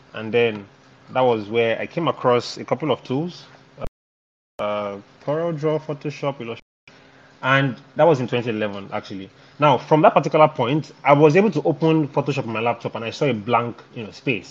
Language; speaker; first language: English; non-native, local second language; Yoruba